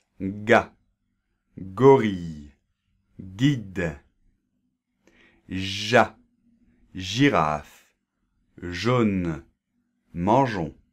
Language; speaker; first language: French; native; French